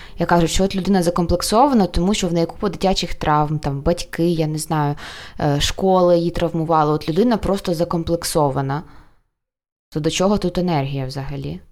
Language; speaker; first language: Ukrainian; non-native, local second language; Russian